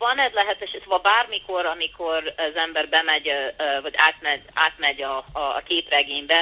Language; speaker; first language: Hungarian; early bilingual, heritage; Hungarian